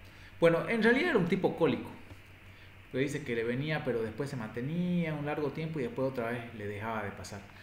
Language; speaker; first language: Spanish; native; Spanish